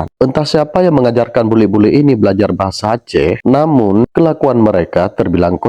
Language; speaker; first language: Indonesian; native; Indonesian